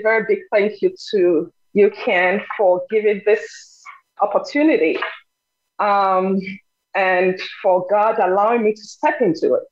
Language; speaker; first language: English; non-native, local second language; Yoruba